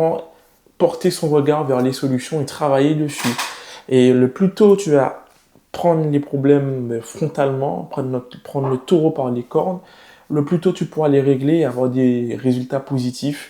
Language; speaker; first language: French; native; French